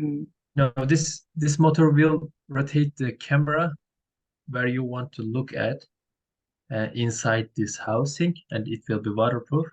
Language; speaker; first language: English; non-native, learner; Turkish